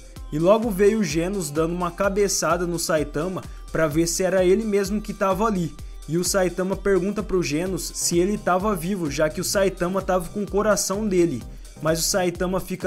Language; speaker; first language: Portuguese; native; Portuguese